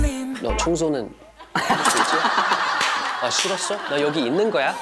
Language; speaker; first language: Korean; non-native, fluent; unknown